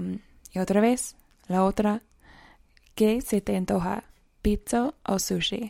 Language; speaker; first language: Spanish; non-native, fluent; English